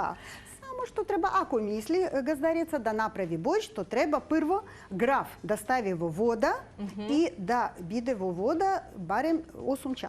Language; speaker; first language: Macedonian; non-native, learner; Ukrainian